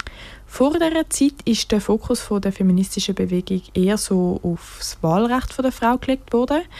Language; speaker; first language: German; native; German